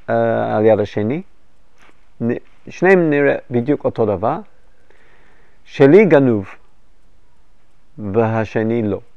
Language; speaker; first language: Hebrew; non-native, fluent; English